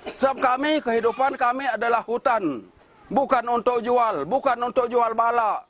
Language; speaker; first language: Malay; non-native, local second language; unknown